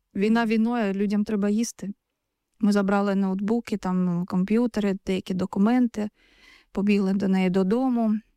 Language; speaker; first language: Ukrainian; native; Ukrainian